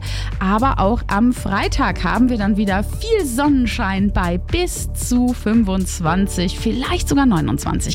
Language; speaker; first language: German; native; German